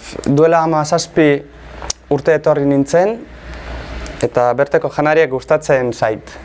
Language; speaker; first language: Basque; non-native, learner; Ukrainian